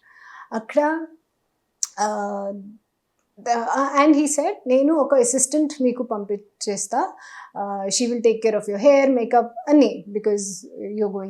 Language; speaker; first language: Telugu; non-native, learner; Hindi